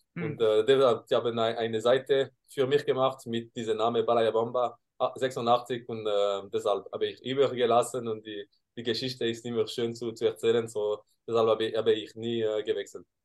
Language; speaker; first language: German; non-native, local second language; French